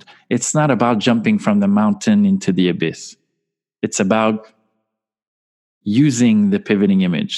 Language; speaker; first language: English; non-native, fluent; French